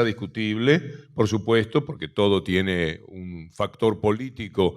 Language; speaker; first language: Spanish; native; Spanish